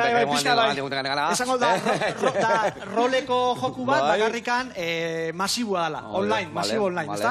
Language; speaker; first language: Basque; native; Basque